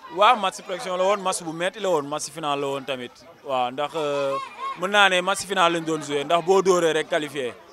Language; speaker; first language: Wolof; native; Wolof